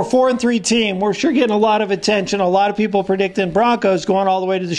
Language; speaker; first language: English; native; English